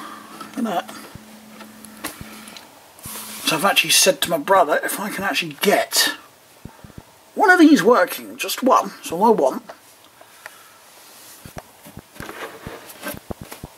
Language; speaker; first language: English; native; English